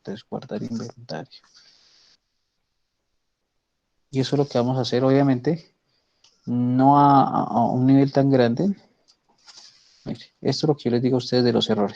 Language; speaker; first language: Spanish; native; Spanish